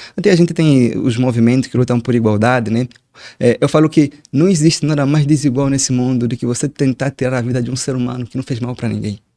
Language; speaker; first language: Portuguese; native; Portuguese